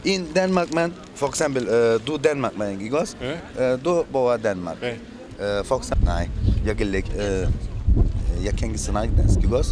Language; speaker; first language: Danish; non-native, learner; Turkish